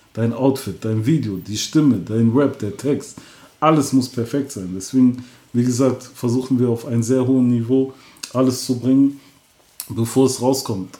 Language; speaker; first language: German; early bilingual, other home language; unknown